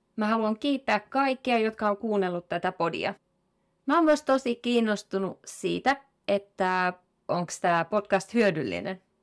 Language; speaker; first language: Finnish; native; Finnish